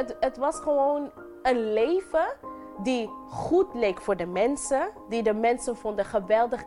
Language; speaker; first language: Dutch; non-native, local second language; English